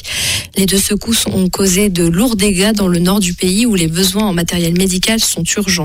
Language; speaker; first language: French; native; French